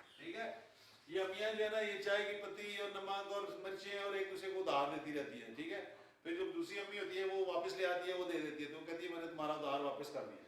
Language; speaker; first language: Urdu; non-native, local second language; Punjabi